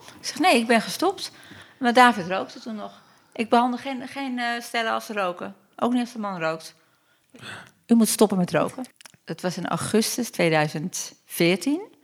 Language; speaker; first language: Dutch; early bilingual, other home language; Turkish